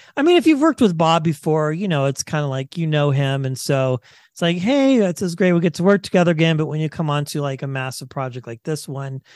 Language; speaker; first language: English; native; English